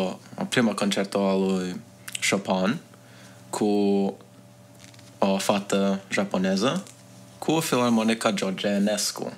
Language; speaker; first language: Romanian; early bilingual, heritage; Romanian